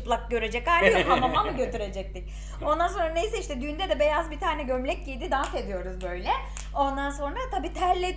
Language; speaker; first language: Turkish; native; Turkish